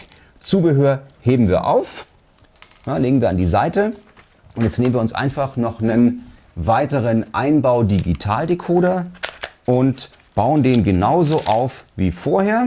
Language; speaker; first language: German; native; German